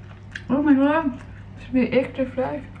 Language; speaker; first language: German; non-native, fluent; Cantonese